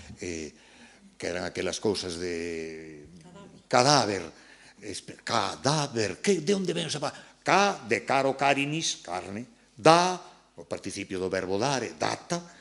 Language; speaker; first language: Galician; native; Galician